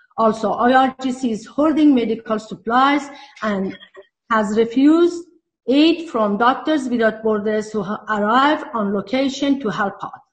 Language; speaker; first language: English; non-native, fluent; Persian